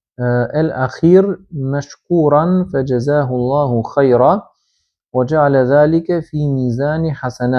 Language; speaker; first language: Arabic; non-native, fluent; Albanian